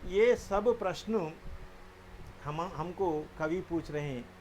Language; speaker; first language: Hindi; non-native, local second language; Telugu